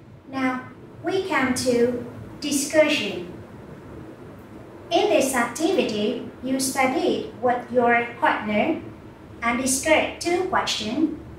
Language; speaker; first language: English; non-native, fluent; Vietnamese